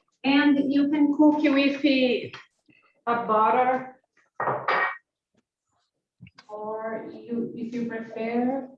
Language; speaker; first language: English; non-native, learner; Portuguese